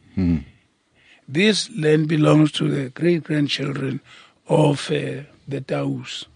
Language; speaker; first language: English; non-native, local second language; Southern Sotho